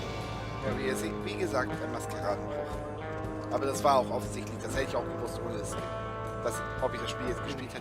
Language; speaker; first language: German; native; German